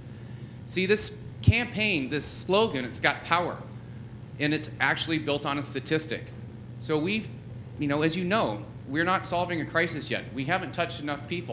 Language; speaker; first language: English; native; English